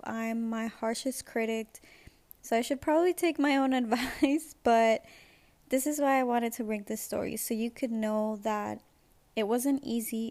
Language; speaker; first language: English; early bilingual, other home language; Spanish